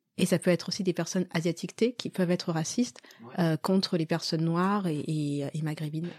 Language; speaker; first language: French; early bilingual, other home language; Malagasy